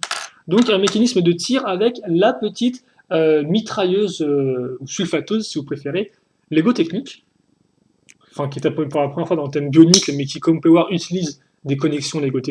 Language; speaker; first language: French; native; French